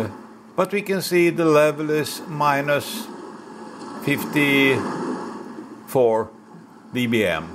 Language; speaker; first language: English; non-native, fluent; Swedish